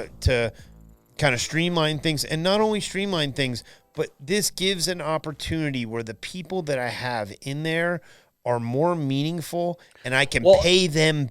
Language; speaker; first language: English; native; English